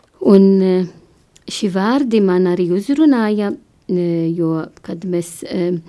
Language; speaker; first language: Latvian; non-native, learner; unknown